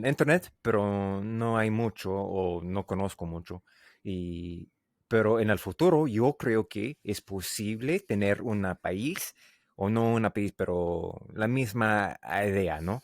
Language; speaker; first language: Spanish; non-native, learner; English